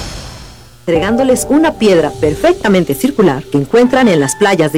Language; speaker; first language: Spanish; native; Spanish